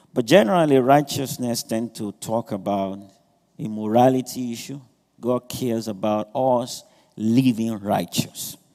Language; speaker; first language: English; non-native, local second language; Yoruba